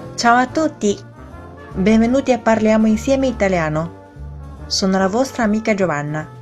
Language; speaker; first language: Italian; non-native, fluent; Chinese